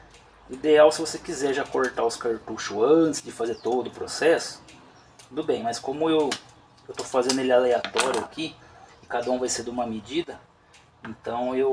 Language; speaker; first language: Portuguese; native; Portuguese